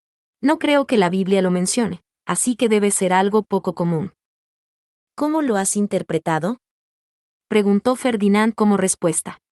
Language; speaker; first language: Spanish; native; Spanish